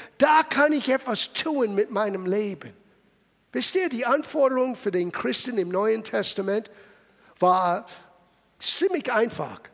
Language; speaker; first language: German; non-native, fluent; English